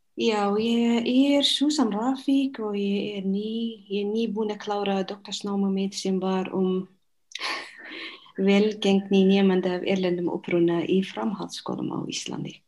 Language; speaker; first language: Icelandic; non-native, fluent; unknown